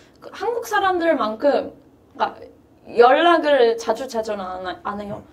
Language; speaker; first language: Korean; non-native, fluent; Japanese